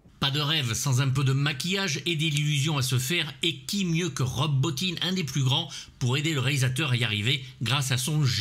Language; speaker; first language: French; native; French